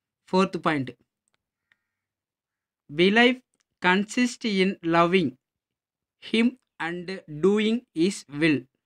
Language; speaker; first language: English; non-native, local second language; Tamil